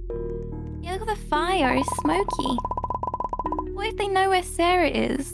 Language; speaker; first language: English; native; English